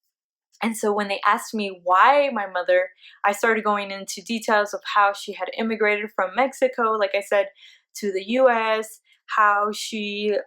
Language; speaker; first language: English; early bilingual, other home language; Spanish